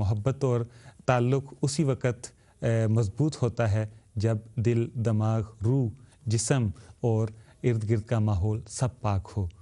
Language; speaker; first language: Urdu; native; Urdu